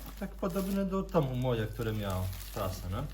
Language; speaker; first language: Polish; non-native, learner; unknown